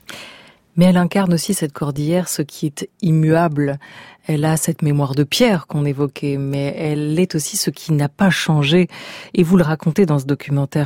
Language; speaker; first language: French; native; French